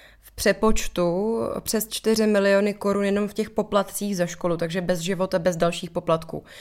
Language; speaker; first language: Czech; native; Czech